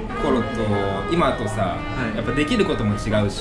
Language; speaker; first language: Japanese; native; Japanese